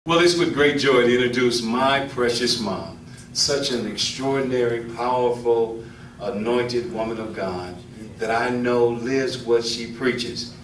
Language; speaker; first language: English; native; English